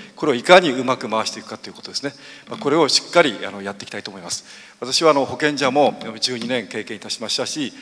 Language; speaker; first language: Japanese; native; Japanese